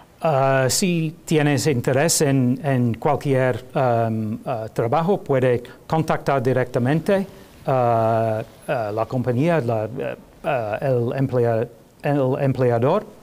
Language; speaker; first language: Spanish; non-native, learner; English